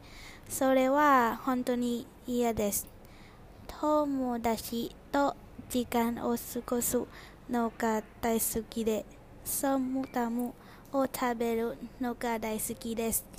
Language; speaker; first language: Japanese; non-native, learner; Thai